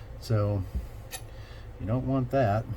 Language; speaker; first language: English; native; English